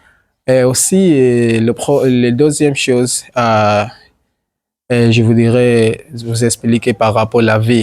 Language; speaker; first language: French; non-native, learner; Swahili